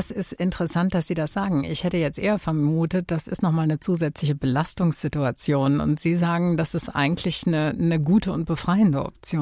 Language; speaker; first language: German; native; German